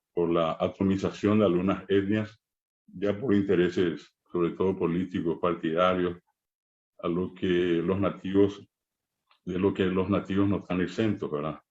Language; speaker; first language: Spanish; non-native, local second language; Guarani